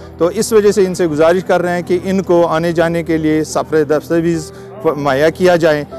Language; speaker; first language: Hindi; non-native, local second language; Kashmiri